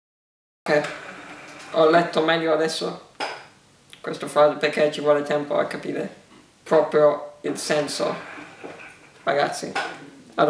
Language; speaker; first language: Italian; early bilingual, heritage; English